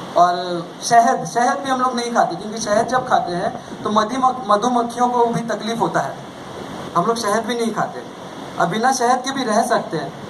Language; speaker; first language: Hindi; non-native, local second language; Bangla